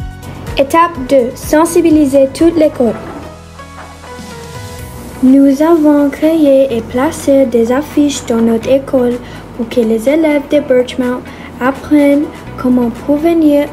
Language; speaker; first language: French; non-native, learner; English